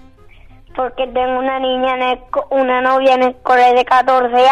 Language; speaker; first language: Spanish; native; Spanish